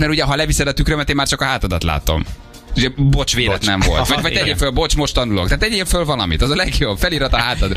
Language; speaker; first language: Hungarian; native; Hungarian